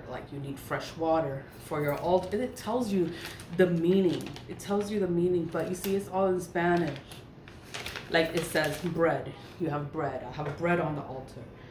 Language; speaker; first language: English; native; English